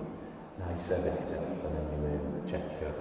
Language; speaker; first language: Welsh; native; Welsh